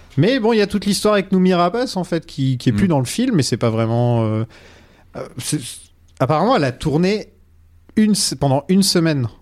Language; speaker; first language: French; native; French